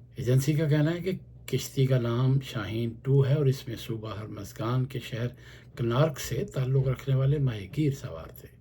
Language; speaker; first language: Urdu; native; Urdu